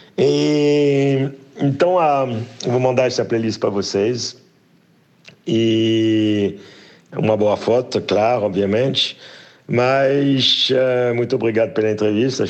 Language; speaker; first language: Portuguese; non-native, fluent; French